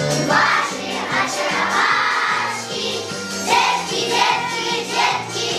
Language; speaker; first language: Russian; non-native, learner; Uzbek